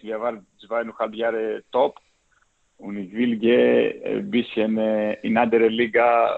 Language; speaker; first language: German; non-native, learner; Greek